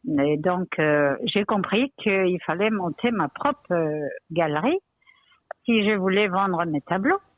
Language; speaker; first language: French; non-native, fluent; Spanish